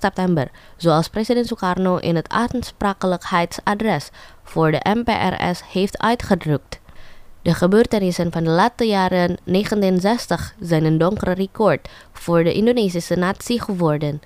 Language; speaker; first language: Dutch; non-native, fluent; Indonesian